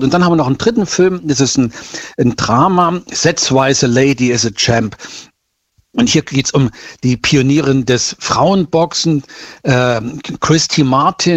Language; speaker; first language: German; native; German